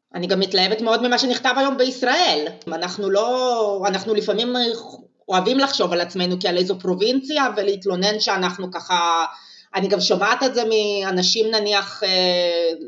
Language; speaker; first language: Hebrew; non-native, fluent; Russian